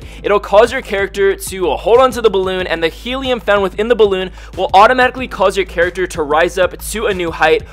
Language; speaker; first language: English; native; English